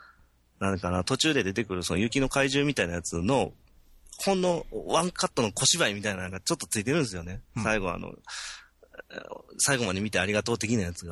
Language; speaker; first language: Japanese; native; Japanese